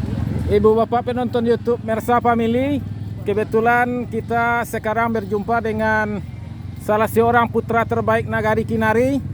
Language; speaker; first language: Indonesian; non-native, local second language; Minangkabau